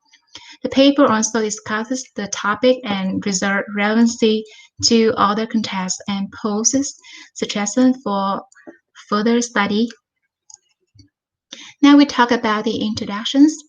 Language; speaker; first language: English; non-native, fluent; Vietnamese